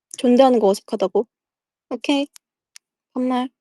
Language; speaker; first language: Korean; native; Korean